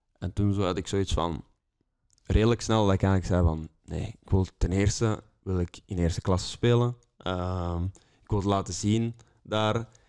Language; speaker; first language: Dutch; native; Dutch